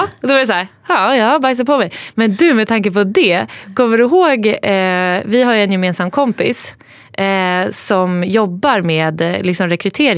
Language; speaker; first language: Swedish; native; Swedish